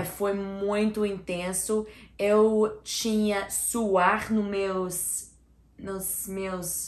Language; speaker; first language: Portuguese; non-native, learner; English